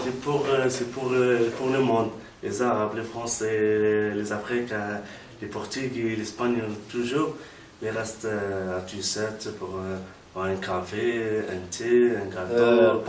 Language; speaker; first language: French; non-native, learner; Arabic